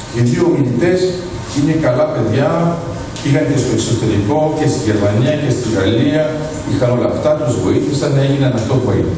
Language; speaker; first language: Greek; early bilingual, heritage; Greek